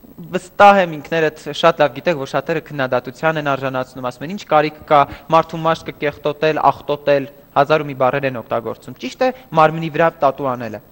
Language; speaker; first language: Armenian; native; Armenian